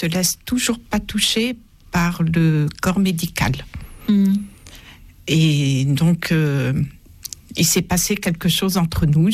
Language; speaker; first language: French; native; French